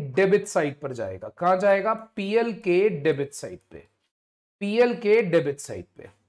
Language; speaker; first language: Hindi; non-native, local second language; Punjabi